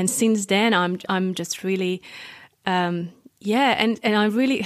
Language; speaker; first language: English; non-native, fluent; Hungarian